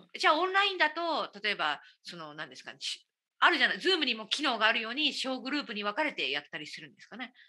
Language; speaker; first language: Japanese; native; Japanese